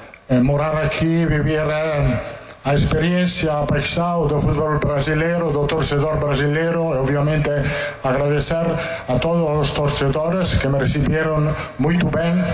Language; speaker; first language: Portuguese; non-native, fluent; Italian